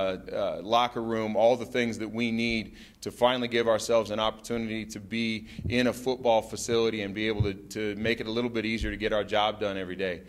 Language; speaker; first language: English; native; English